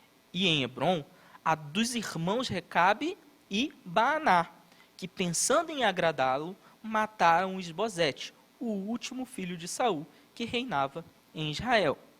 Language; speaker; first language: Portuguese; native; Portuguese